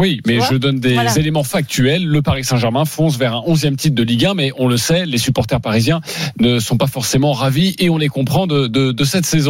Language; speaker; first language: French; native; French